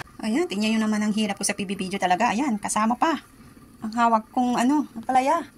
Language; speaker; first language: Filipino; non-native, local second language; Iloko